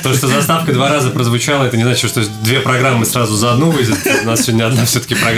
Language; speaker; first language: Russian; native; Russian